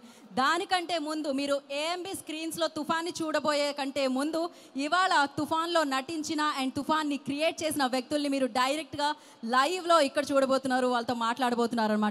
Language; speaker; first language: Telugu; native; Telugu